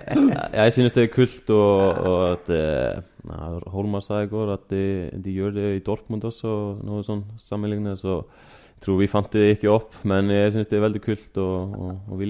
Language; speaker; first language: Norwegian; non-native, fluent; Icelandic